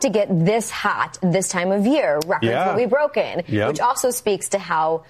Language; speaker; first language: English; native; English